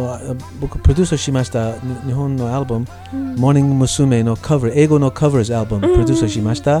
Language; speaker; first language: Japanese; non-native, learner; English